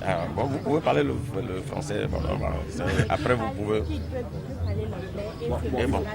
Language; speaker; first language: French; non-native, local second language; Wolof